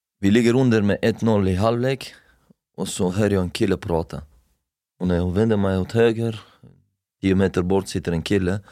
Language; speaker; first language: Swedish; non-native, fluent; Persian